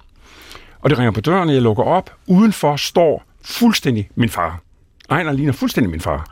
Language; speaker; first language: Danish; native; Danish